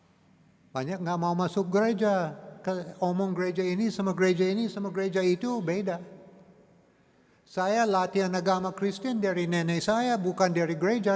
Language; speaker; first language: Indonesian; non-native, learner; English